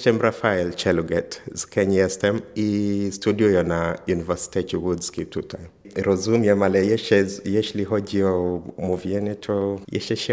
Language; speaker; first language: Polish; non-native, learner; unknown